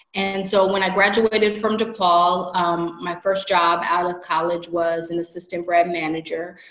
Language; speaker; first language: English; native; English